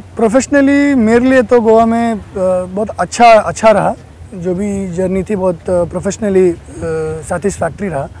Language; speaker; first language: Hindi; non-native, fluent; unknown